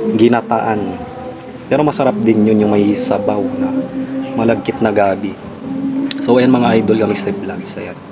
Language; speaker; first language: Filipino; native; Filipino